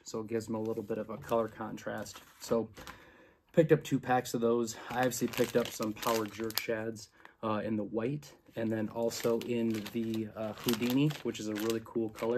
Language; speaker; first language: English; native; English